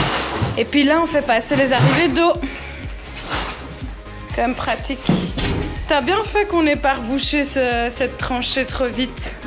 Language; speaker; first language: French; native; French